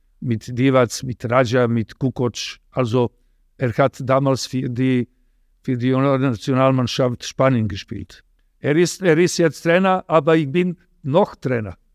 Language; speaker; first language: German; non-native, fluent; Serbian